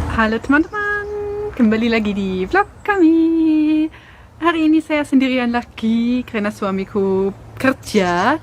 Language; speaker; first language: Indonesian; non-native, fluent; German